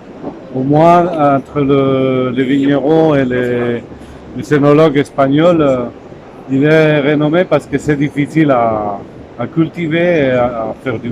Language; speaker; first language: French; non-native, fluent; Spanish